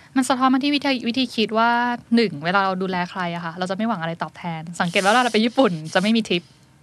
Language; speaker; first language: Thai; native; Thai